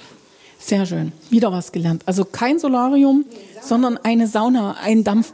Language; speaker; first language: German; native; German